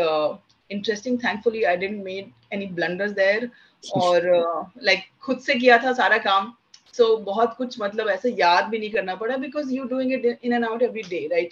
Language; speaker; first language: English; non-native, local second language; Hindi